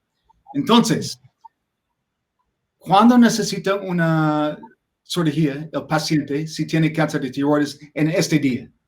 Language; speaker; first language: Spanish; non-native, learner; English